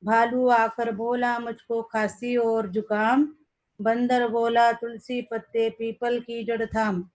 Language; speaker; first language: Hindi; non-native, local second language; Marathi